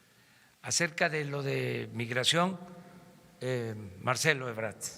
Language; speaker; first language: Spanish; native; Spanish